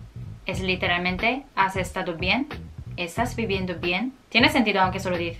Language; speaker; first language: Spanish; non-native, fluent; Korean